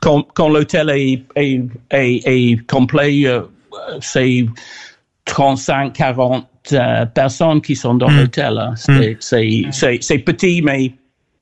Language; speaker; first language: French; non-native, fluent; English